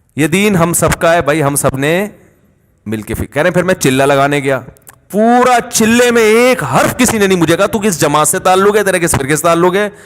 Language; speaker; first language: Urdu; native; Urdu